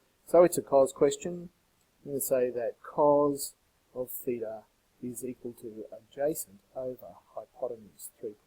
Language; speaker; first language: English; native; English